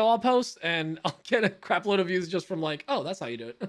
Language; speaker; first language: English; native; English